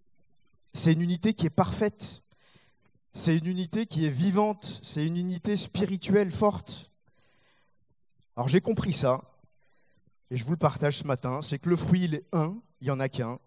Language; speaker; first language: French; native; French